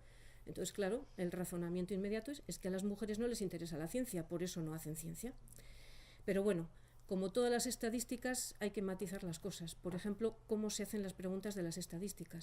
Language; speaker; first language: Spanish; native; Spanish